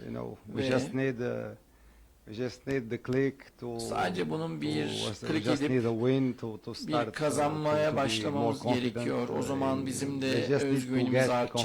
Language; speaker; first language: Turkish; non-native, learner; Portuguese